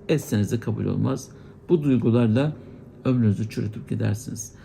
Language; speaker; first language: Turkish; native; Turkish